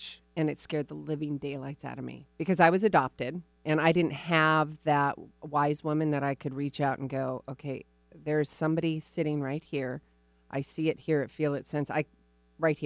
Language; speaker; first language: English; native; English